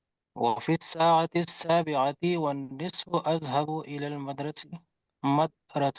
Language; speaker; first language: Arabic; non-native, learner; Urdu